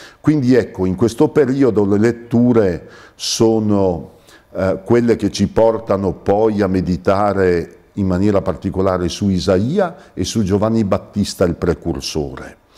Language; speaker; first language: Italian; native; Italian